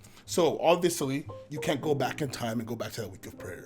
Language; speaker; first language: English; native; English